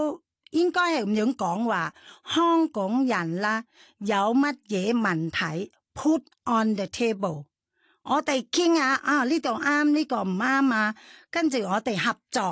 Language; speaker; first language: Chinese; non-native, fluent; Thai